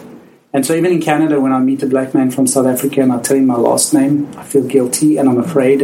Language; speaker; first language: English; native; English